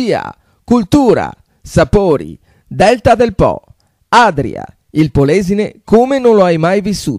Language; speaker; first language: Italian; native; Italian